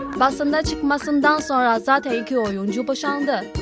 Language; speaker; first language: Turkish; non-native, fluent; Chinese